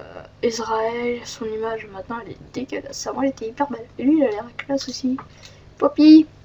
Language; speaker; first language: French; native; French